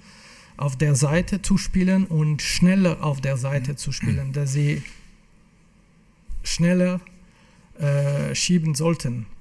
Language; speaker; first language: German; non-native, fluent; French